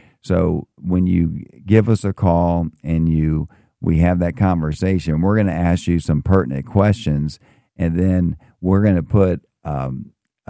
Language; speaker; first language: English; native; English